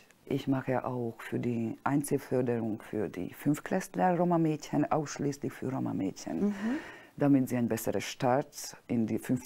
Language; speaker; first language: German; non-native, fluent; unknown